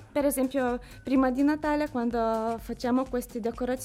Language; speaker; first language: Italian; non-native, learner; Lithuanian